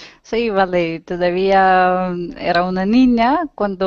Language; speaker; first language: Spanish; non-native, learner; Russian